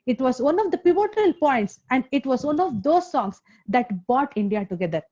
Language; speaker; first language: English; non-native, local second language; Kannada